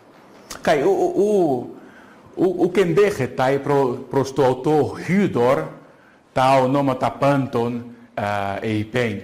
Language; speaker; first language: Greek; non-native, fluent; Portuguese